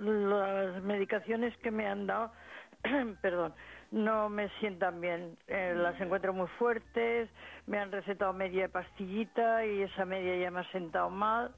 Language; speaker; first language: Spanish; native; Spanish